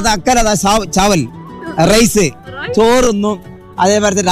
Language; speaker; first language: Arabic; non-native, learner; Tamil